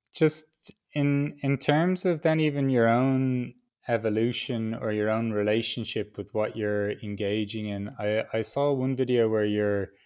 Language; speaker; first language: English; native; English